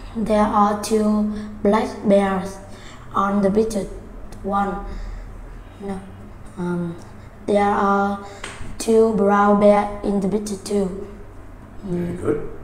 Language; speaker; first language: English; non-native, learner; Vietnamese